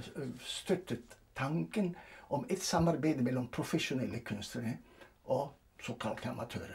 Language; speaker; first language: Norwegian; non-native, fluent; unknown